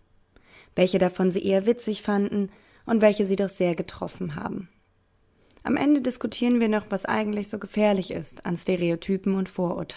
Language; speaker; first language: German; native; German